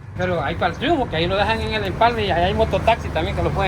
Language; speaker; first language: Spanish; native; Spanish